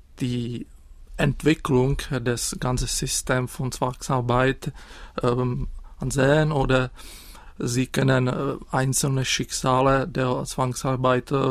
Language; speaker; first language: German; non-native, fluent; Czech